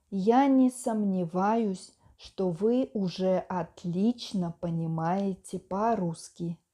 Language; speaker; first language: Russian; non-native, fluent; Spanish